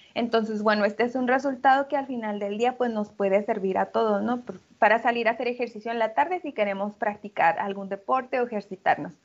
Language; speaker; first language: Spanish; native; Spanish